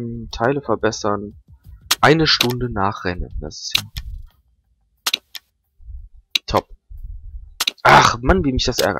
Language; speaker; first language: German; native; German